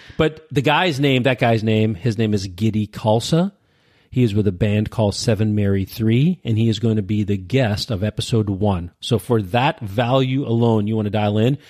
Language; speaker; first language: English; early bilingual, other home language; Urdu